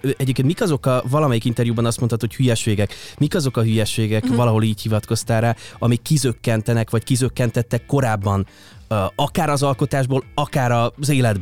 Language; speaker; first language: Hungarian; native; Hungarian